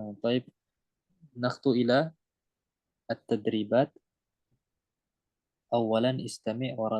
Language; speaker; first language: Arabic; non-native, fluent; Indonesian